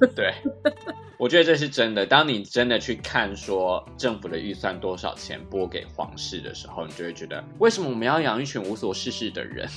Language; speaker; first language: Chinese; native; Chinese